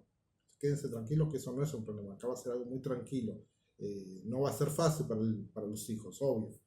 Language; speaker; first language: Spanish; native; Spanish